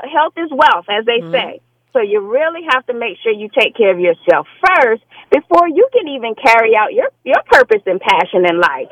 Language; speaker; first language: English; native; English